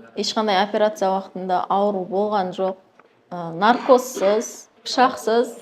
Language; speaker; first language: Uzbek; non-native, local second language; Kara-Kalpak